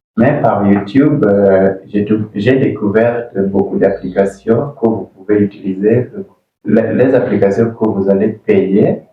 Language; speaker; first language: French; non-native, learner; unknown